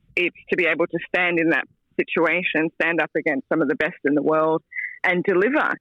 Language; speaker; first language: English; native; English